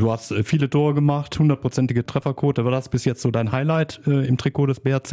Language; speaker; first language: German; native; German